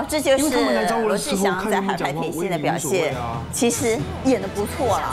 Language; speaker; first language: Chinese; native; Chinese